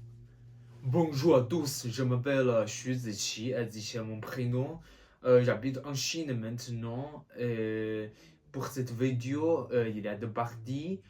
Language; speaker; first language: French; non-native, learner; Chinese